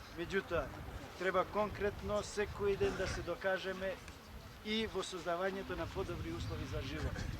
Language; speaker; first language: Macedonian; non-native, local second language; Albanian